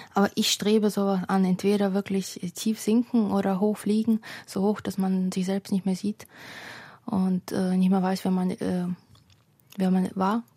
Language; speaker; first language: German; non-native, fluent; Russian